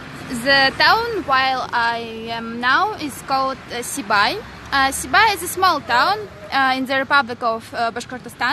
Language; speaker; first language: English; non-native, learner; Russian